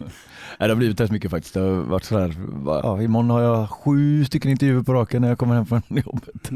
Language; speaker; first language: Swedish; native; Swedish